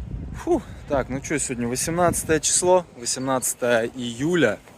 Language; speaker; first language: Russian; native; Russian